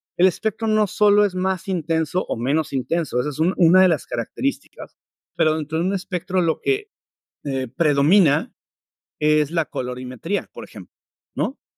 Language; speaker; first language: Spanish; native; Spanish